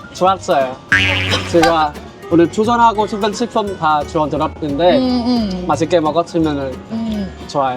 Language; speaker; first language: Korean; non-native, learner; Vietnamese